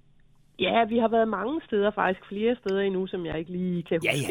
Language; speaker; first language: Danish; native; Danish